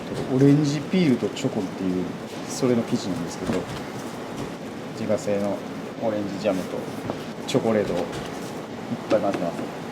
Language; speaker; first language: Japanese; native; Japanese